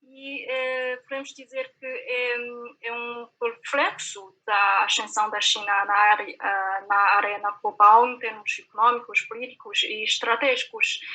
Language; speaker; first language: Portuguese; non-native, fluent; Chinese